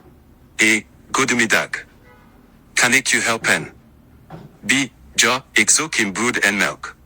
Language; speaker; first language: Dutch; non-native, learner; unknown